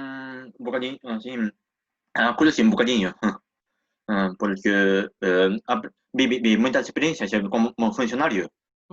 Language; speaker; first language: Portuguese; non-native, learner; Japanese